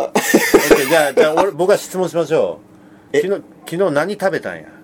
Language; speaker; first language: Japanese; native; Japanese